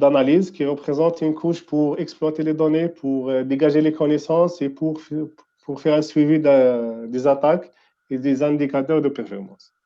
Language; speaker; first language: French; non-native, local second language; Arabic